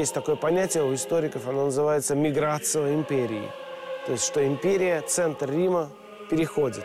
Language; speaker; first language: Russian; native; Russian